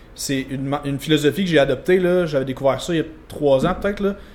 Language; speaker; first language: French; native; French